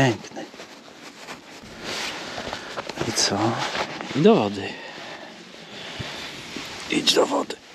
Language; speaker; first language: Polish; native; Polish